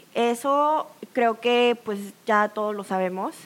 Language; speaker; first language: Spanish; non-native, fluent; Korean